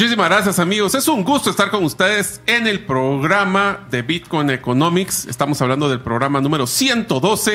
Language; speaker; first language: Spanish; native; Spanish